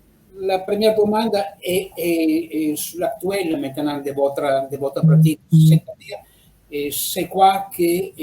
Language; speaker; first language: French; non-native, fluent; Italian